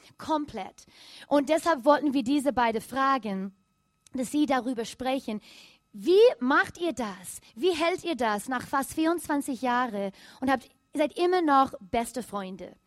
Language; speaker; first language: German; non-native, fluent; English